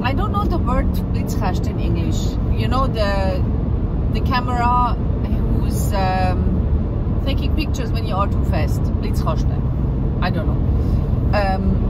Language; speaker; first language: English; non-native, fluent; German